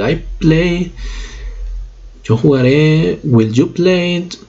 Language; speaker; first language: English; non-native, fluent; Spanish